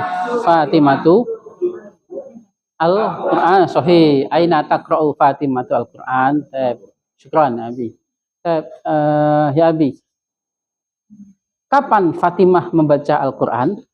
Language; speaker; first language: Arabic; non-native, fluent; Indonesian